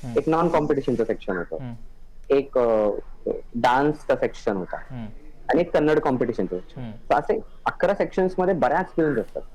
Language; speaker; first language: Marathi; native; Marathi